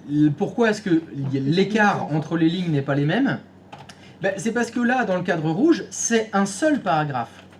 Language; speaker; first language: French; native; French